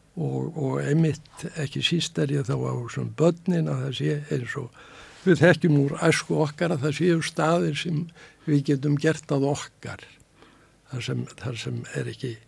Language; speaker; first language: Icelandic; native; Icelandic